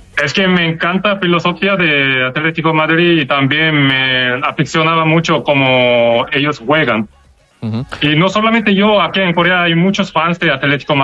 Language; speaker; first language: Spanish; non-native, learner; Korean